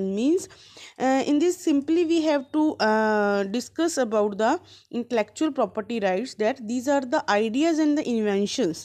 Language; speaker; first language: English; non-native, local second language; Hindi